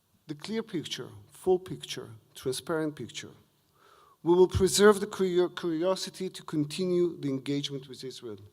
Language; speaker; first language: English; non-native, fluent; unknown